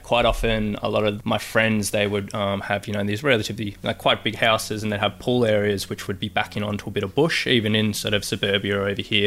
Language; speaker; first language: English; native; English